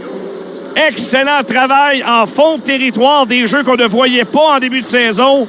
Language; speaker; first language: French; native; French